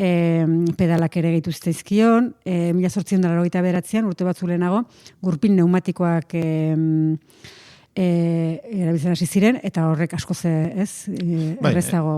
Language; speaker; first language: Basque; native; Basque